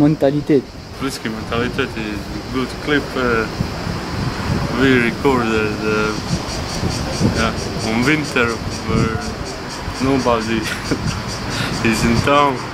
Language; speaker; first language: English; non-native, learner; Croatian